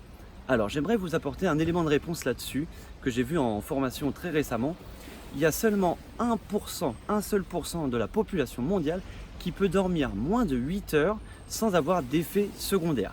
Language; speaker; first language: French; native; French